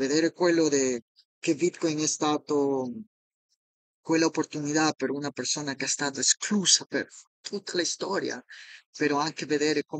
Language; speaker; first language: Italian; non-native, fluent; Spanish